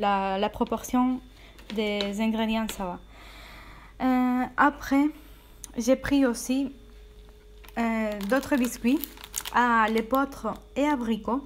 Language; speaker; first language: French; non-native, fluent; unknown